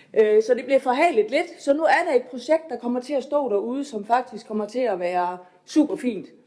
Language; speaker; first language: Danish; native; Danish